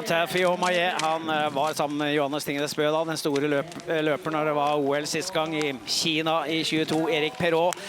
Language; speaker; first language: Norwegian; native; Norwegian